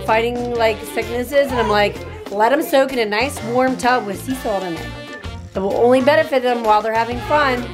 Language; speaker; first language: English; native; English